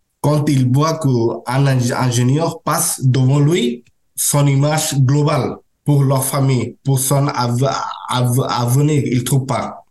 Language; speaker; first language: French; non-native, learner; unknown